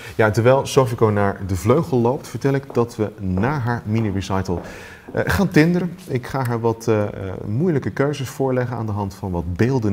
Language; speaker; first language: Dutch; native; Dutch